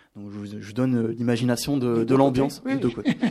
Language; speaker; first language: French; non-native, local second language; Arabic